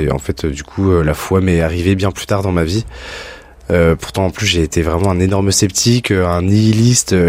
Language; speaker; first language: French; native; French